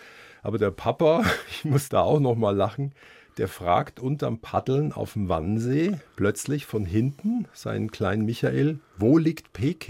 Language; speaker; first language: German; native; German